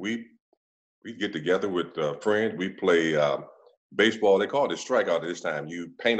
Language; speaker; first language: English; native; English